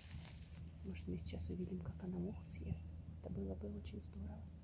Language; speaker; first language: Russian; native; Russian